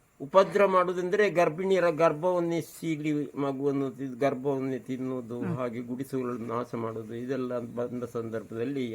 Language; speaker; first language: Kannada; non-native, local second language; Marathi